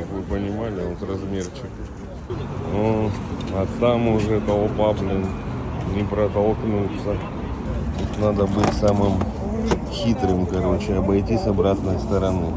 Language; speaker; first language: Russian; native; Russian